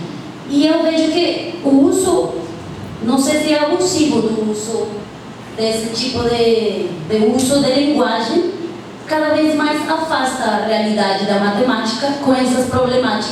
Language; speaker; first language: Portuguese; non-native, fluent; Spanish